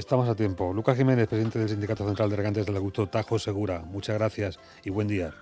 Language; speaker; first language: Spanish; native; Spanish